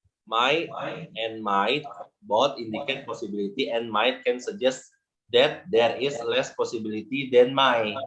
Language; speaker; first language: English; non-native, learner; Indonesian